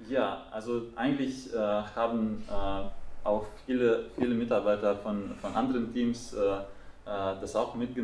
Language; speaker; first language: German; non-native, fluent; Latvian